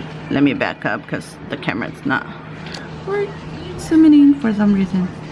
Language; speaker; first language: English; early bilingual, other home language; Spanish